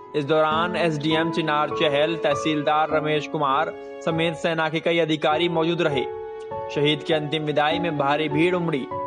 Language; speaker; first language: Hindi; native; Hindi